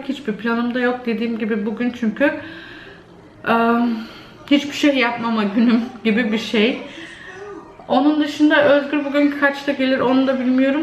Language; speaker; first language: Turkish; early bilingual, other home language; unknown